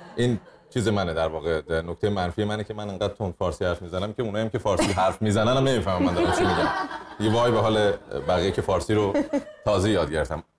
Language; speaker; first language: Persian; native; Persian